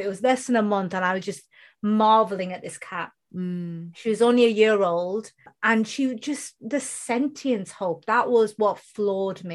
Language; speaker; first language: English; non-native, local second language; Bangla